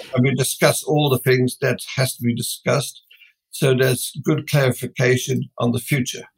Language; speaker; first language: English; non-native, fluent; Dutch